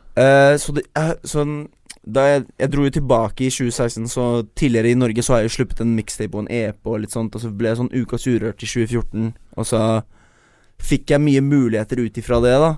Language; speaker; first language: Norwegian; early bilingual, other home language; Chinese